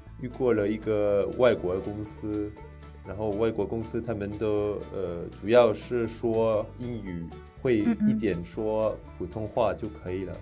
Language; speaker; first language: Chinese; non-native, fluent; French